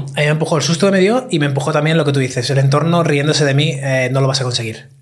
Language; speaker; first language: Spanish; native; Spanish